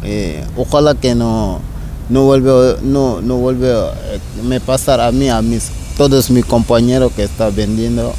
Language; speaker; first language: Spanish; non-native, learner; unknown